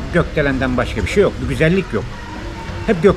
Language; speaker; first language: Turkish; native; Turkish